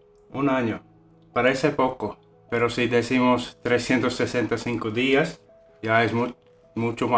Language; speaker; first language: Spanish; non-native, fluent; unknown